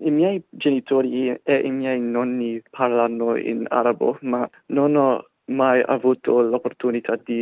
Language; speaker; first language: Italian; non-native, fluent; English